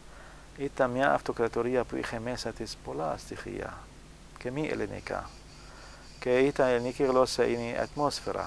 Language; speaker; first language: Greek; non-native, fluent; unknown